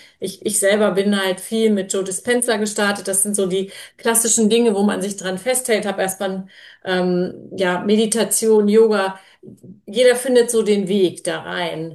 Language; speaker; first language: German; native; German